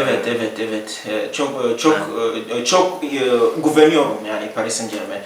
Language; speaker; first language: Turkish; non-native, learner; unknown